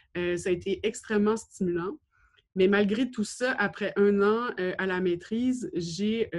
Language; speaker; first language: French; native; French